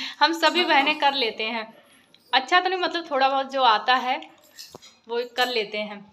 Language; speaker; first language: Hindi; native; Hindi